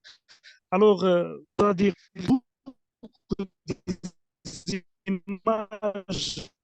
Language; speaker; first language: French; non-native, learner; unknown